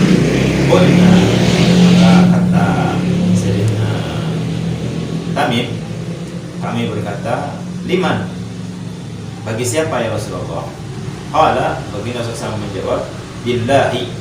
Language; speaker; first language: Indonesian; native; Indonesian